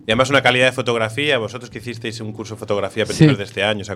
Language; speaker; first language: Spanish; native; Spanish